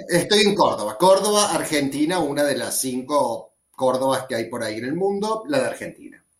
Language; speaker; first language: Spanish; native; Spanish